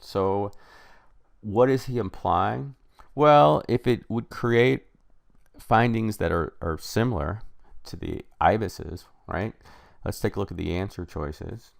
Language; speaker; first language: English; native; English